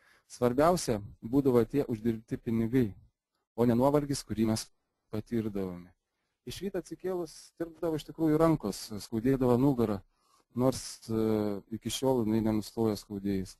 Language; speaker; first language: Lithuanian; native; Lithuanian